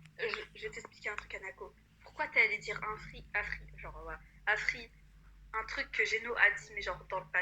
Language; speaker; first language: French; native; French